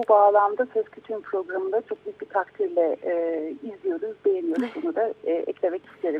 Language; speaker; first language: Turkish; native; Turkish